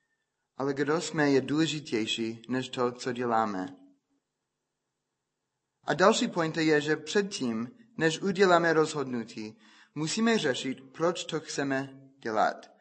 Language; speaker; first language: Czech; non-native, fluent; English